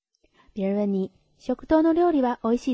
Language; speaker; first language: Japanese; non-native, fluent; Chinese